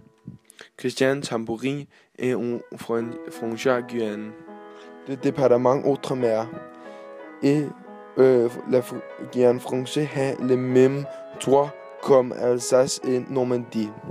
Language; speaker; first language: French; non-native, learner; Danish